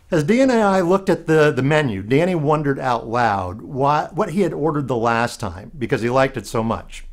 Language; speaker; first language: English; native; English